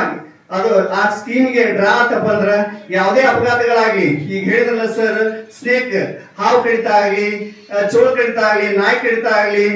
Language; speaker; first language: Kannada; native; Kannada